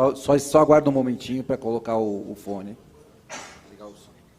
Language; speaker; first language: Portuguese; native; Portuguese